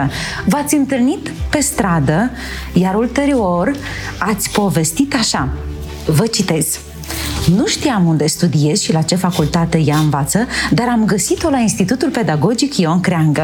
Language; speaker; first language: Romanian; native; Romanian